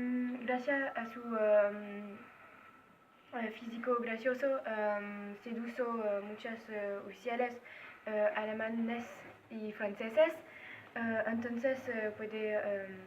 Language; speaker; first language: Spanish; non-native, learner; French